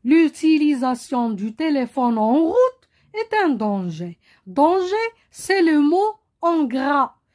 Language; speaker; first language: French; non-native, local second language; Arabic